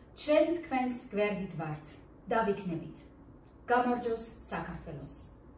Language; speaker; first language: Georgian; non-native, learner; Dutch